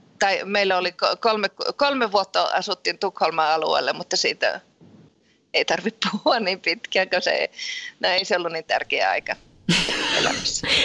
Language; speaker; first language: Finnish; early bilingual, heritage; Finnish